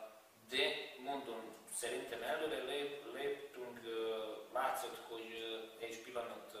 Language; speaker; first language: Hungarian; non-native, learner; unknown